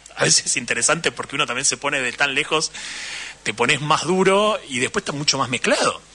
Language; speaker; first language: Spanish; native; Spanish